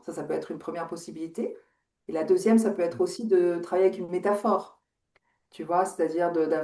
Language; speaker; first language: French; native; French